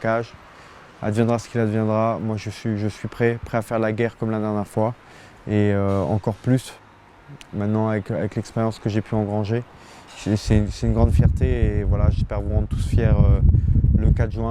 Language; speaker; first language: French; native; French